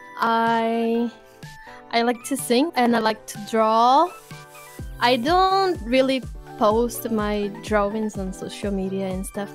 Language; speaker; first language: English; non-native, fluent; Portuguese